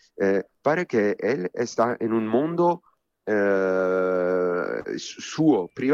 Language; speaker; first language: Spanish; non-native, fluent; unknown